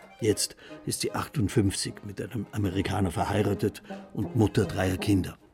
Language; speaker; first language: German; native; German